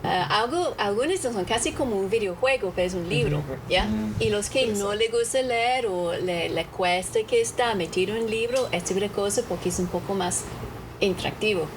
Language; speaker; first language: Spanish; non-native, fluent; English